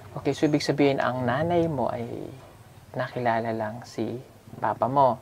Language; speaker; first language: Filipino; non-native, local second language; Cebuano